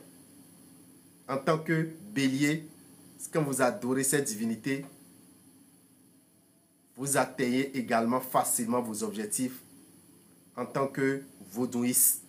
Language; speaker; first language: French; non-native, local second language; Fon